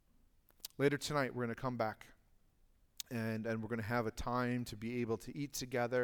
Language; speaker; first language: English; native; English